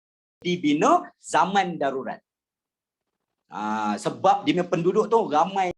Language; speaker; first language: Malay; native; Malay